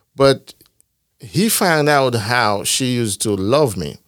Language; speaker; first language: English; non-native, fluent; Haitian Creole